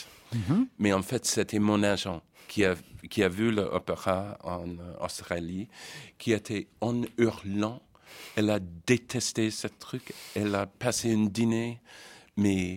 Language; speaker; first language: French; non-native, fluent; English